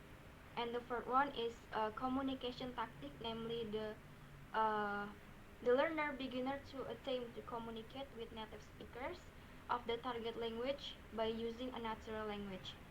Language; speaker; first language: English; non-native, learner; Indonesian